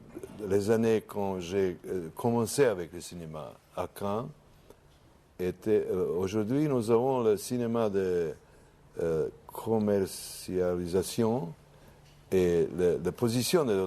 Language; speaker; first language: French; non-native, learner; Croatian